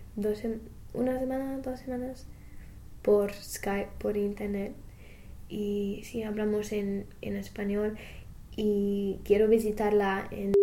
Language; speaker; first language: Spanish; non-native, fluent; English